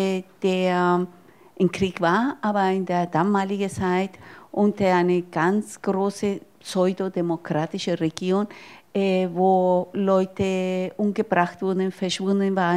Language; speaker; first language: German; non-native, fluent; Spanish